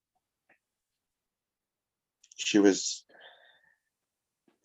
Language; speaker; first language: English; native; English